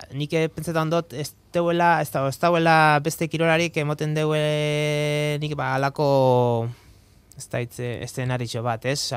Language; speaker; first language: Basque; native; Basque